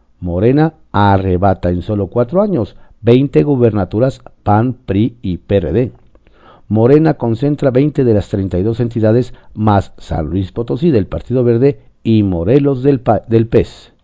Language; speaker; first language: Spanish; native; Spanish